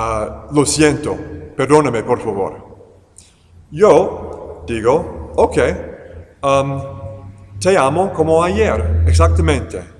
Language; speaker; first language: Spanish; non-native, fluent; English